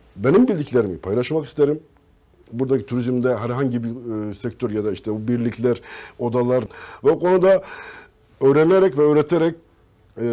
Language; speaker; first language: Turkish; non-native, local second language; Kurdish